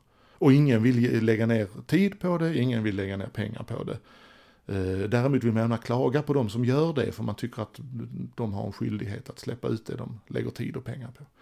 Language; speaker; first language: Swedish; native; Swedish